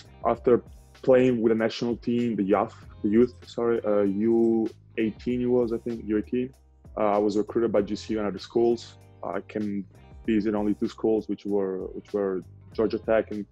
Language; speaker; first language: English; non-native, fluent; Italian